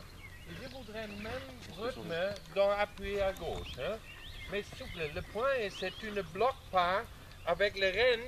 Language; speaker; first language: French; non-native, learner; German